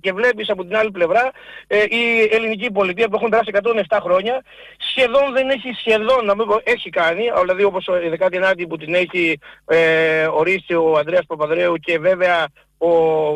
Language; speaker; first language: Greek; native; Greek